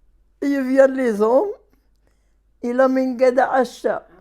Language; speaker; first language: French; non-native, learner; Arabic